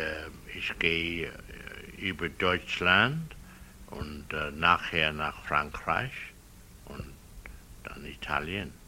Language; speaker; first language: German; non-native, learner; English